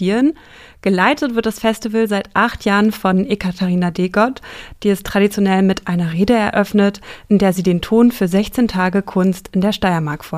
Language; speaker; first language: German; native; German